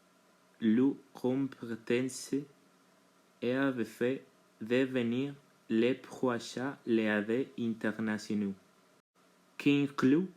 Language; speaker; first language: French; non-native, learner; Spanish